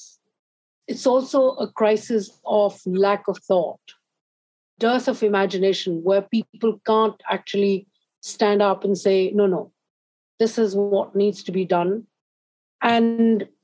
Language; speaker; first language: English; non-native, local second language; Urdu